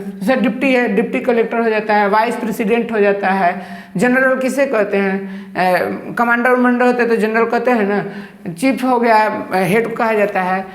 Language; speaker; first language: Hindi; native; Hindi